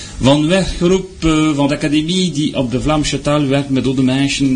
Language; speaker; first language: Dutch; non-native, local second language; French